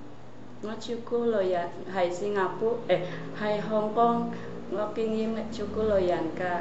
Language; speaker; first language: Cantonese; non-native, learner; Indonesian